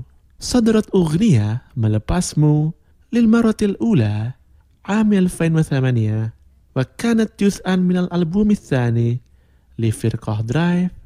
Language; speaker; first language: Arabic; non-native, fluent; Indonesian